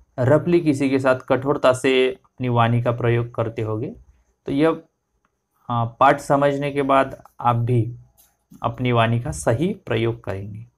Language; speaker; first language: Hindi; non-native, local second language; Marathi